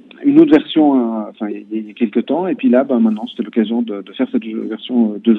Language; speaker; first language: French; native; French